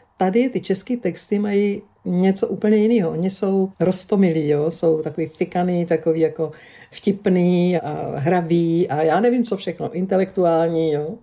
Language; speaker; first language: Czech; early bilingual, other home language; Greek